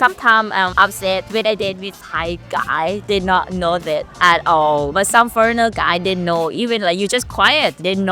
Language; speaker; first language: English; non-native, learner; Thai